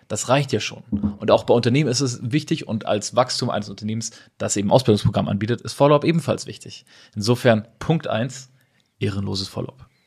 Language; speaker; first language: German; native; German